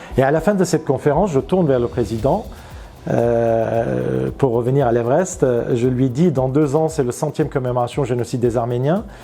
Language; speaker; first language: French; non-native, fluent; Armenian